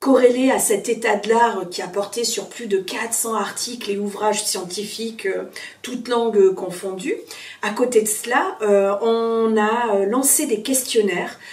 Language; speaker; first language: French; native; French